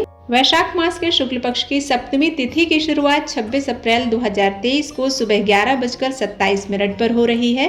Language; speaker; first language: Hindi; native; Hindi